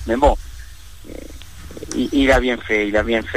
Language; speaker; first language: French; non-native, fluent; Spanish